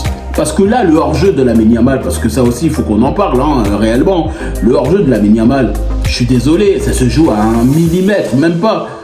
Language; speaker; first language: French; native; French